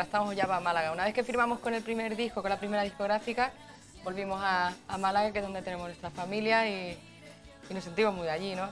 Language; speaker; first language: Spanish; native; Spanish